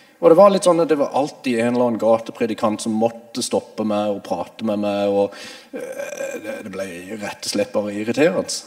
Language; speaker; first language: Norwegian; non-native, fluent; English